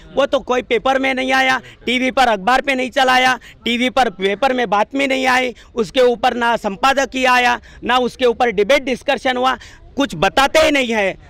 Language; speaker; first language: Hindi; non-native, local second language; Marathi